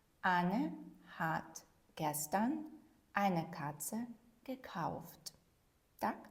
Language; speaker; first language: German; non-native, fluent; Ukrainian